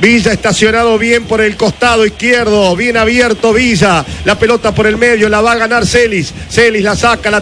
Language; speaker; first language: Spanish; native; Spanish